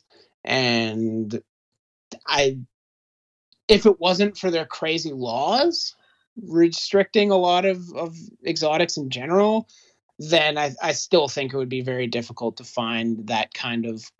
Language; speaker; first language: English; native; English